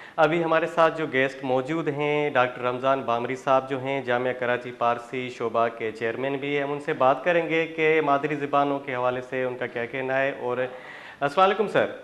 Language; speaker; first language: Urdu; non-native, local second language; Sindhi